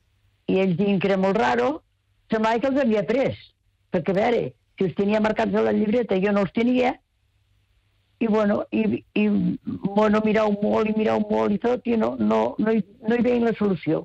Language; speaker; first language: Catalan; native; Catalan